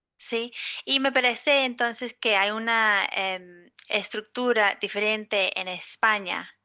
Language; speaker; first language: Spanish; non-native, fluent; English